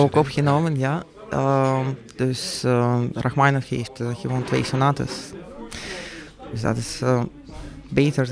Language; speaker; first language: Dutch; non-native, fluent; Russian